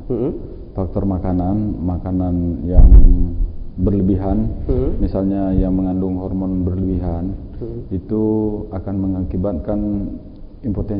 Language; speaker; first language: Malay; native; Malay